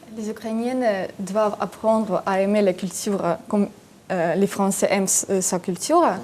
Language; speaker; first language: French; non-native, fluent; Russian